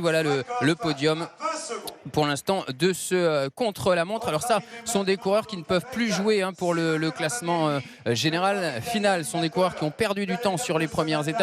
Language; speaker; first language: French; native; French